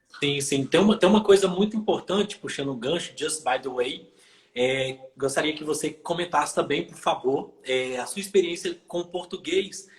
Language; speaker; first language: Portuguese; native; Portuguese